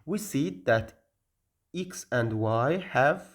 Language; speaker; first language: English; non-native, learner; Azerbaijani